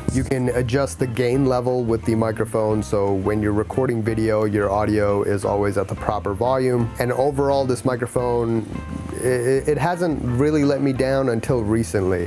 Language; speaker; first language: English; native; English